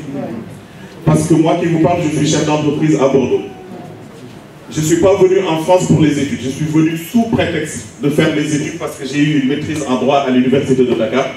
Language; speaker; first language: French; non-native, local second language; Wolof